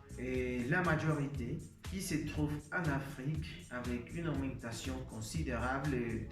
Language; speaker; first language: French; non-native, learner; Spanish